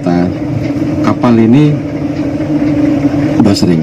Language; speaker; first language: Indonesian; native; Indonesian